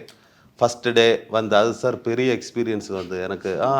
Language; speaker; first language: Tamil; non-native, learner; Malayalam